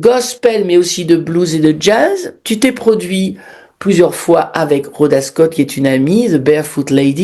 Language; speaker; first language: French; native; French